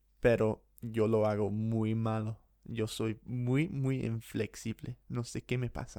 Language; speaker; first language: Spanish; non-native, fluent; English